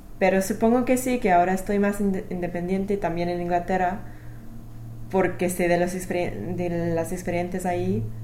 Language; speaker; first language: Spanish; non-native, fluent; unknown